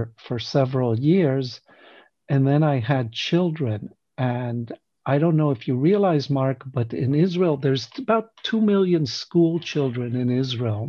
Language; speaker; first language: English; non-native, fluent; Hebrew